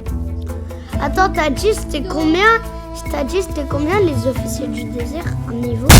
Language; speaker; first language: French; native; French